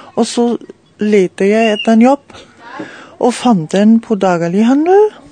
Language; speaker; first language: Norwegian; non-native, fluent; German